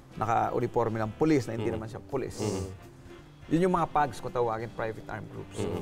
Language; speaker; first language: Filipino; non-native, local second language; Maguindanaon